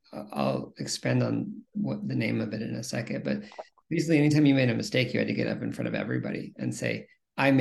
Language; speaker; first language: English; native; English